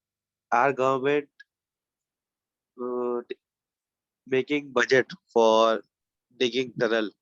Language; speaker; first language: English; non-native, learner; Urdu